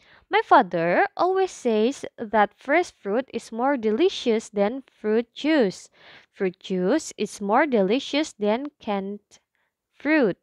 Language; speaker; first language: English; non-native, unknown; Indonesian